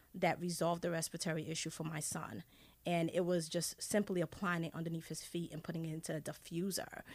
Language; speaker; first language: English; early bilingual, other home language; Haitian Creole